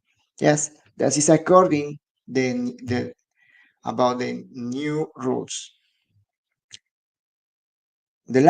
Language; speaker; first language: English; non-native, learner; Spanish